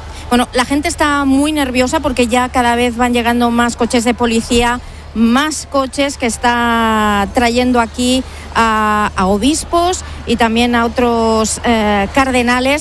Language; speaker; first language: Spanish; native; Spanish